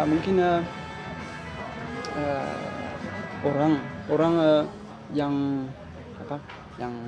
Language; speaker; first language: Indonesian; non-native, learner; French